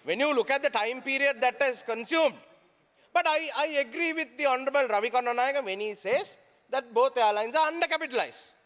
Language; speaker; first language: English; non-native, local second language; Sinhala